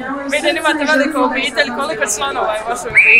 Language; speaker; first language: Bosnian; native; Bosnian